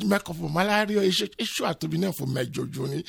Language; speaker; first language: Hungarian; non-native, fluent; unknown